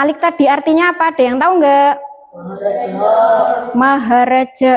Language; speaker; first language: Indonesian; native; Indonesian